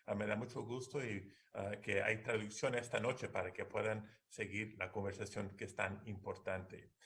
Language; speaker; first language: Spanish; early bilingual, heritage; Spanish